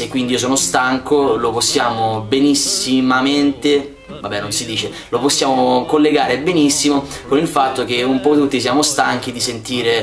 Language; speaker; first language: Italian; native; Italian